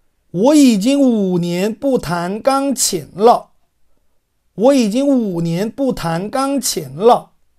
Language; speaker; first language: Chinese; non-native, fluent; Korean